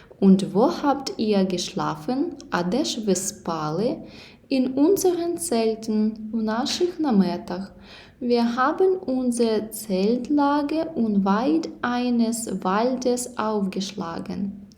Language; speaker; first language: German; non-native, fluent; Ukrainian